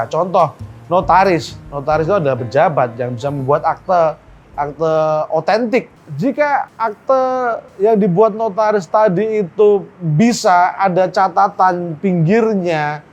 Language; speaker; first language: Indonesian; native; Indonesian